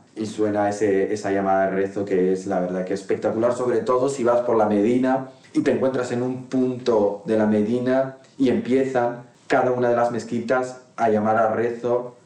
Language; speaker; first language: Spanish; non-native, fluent; Arabic